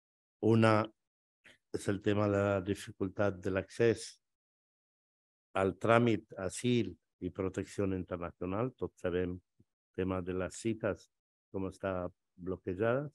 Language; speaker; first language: Catalan; non-native, fluent; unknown